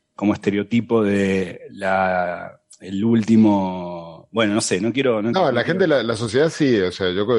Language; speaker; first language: Spanish; native; Spanish